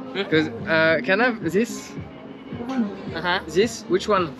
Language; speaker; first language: English; non-native, learner; French